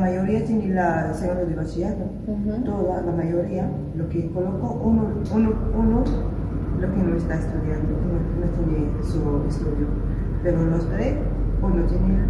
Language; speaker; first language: Spanish; non-native, local second language; Arabic